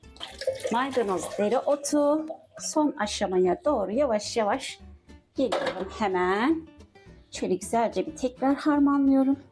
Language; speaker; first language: Turkish; native; Turkish